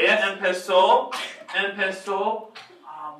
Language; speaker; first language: Spanish; non-native, fluent; English